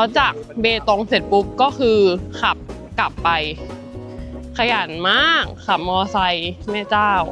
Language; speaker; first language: Thai; native; Thai